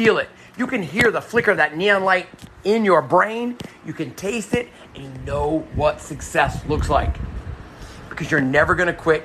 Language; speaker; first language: English; native; English